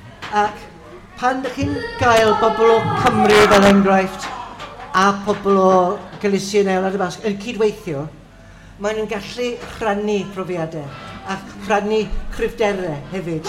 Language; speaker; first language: Welsh; non-native, fluent; English